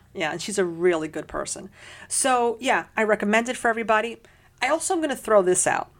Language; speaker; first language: English; early bilingual, heritage; Spanish